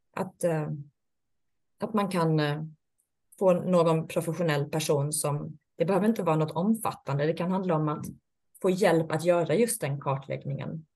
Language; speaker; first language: Swedish; native; Swedish